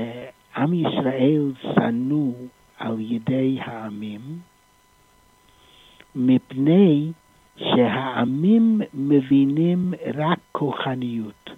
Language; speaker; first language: Hebrew; non-native, fluent; English